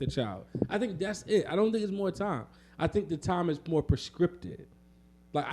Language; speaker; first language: English; native; English